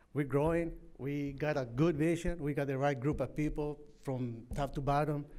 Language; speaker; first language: English; native; English